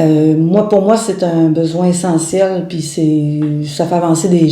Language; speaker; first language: French; native; French